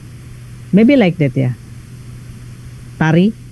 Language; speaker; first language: English; non-native, learner; Indonesian